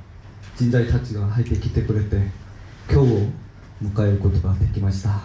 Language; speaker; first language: Japanese; non-native, learner; Korean